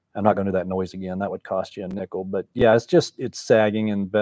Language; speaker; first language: English; native; English